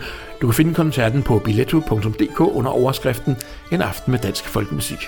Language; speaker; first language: Danish; native; Danish